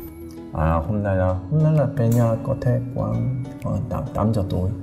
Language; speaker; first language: Vietnamese; non-native, learner; Korean